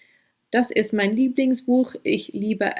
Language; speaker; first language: German; non-native, fluent; English